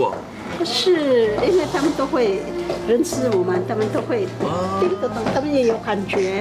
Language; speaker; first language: Chinese; non-native, fluent; Filipino